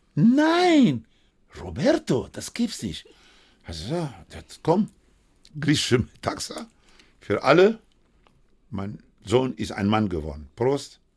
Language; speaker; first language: German; non-native, fluent; Spanish